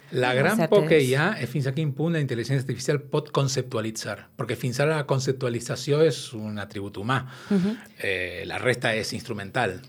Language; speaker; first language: Catalan; non-native, local second language; Spanish